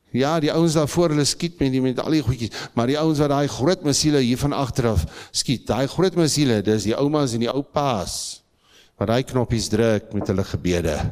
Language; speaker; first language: Afrikaans; native; Afrikaans